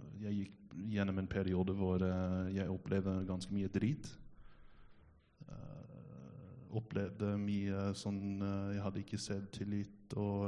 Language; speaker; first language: Norwegian; non-native, fluent; English